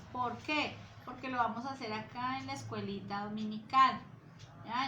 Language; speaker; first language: Spanish; native; Spanish